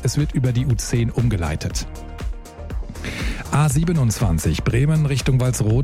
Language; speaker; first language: German; native; German